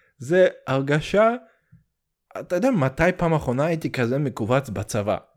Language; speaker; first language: Hebrew; early bilingual, heritage; Hebrew